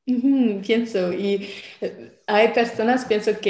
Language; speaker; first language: Spanish; non-native, learner; French